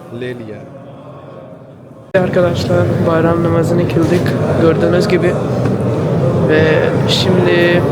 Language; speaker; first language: Turkish; non-native, fluent; Urdu